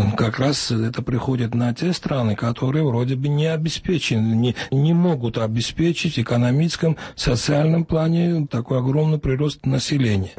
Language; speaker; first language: Russian; non-native, local second language; Georgian